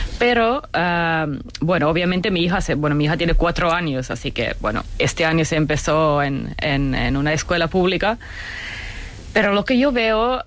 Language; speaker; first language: Spanish; non-native, fluent; Finnish